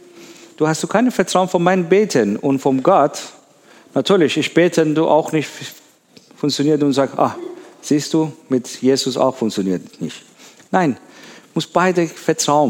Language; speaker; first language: German; non-native, learner; Persian